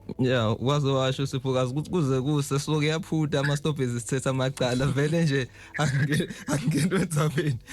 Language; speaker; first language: Zulu; non-native, local second language; Swati